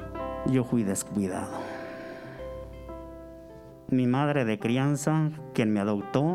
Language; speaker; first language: Spanish; native; Spanish